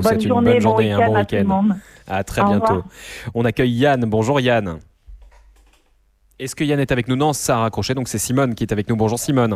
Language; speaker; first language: French; native; French